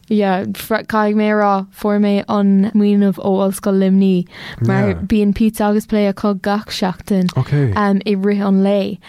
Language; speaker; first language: Irish; non-native, local second language; English